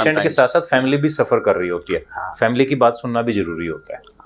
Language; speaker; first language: Hindi; native; Hindi